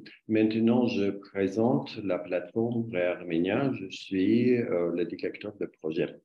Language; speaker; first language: French; non-native, learner; Armenian